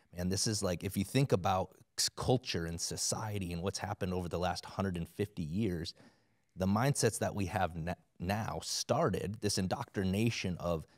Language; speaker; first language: English; native; English